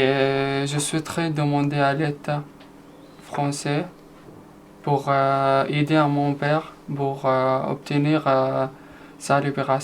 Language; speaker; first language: French; non-native, fluent; Arabic